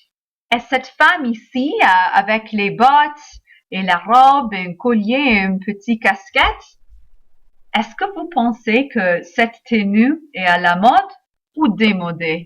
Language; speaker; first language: French; non-native, fluent; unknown